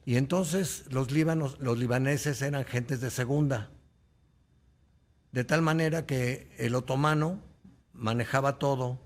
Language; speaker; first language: Spanish; native; Spanish